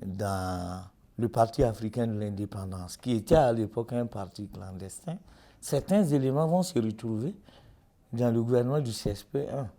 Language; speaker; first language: French; native; French